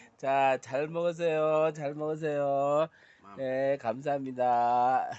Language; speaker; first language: Korean; non-native, learner; Indonesian